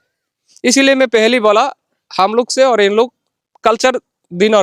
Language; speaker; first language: Hindi; non-native, learner; Bangla